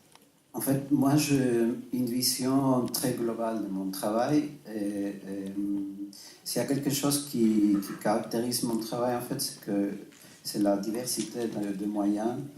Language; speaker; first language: French; non-native, fluent; Spanish